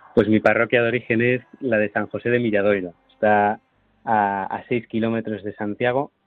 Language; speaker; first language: Spanish; native; Spanish